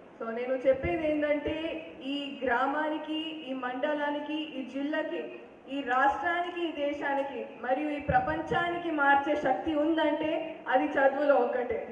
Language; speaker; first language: Telugu; non-native, local second language; Hindi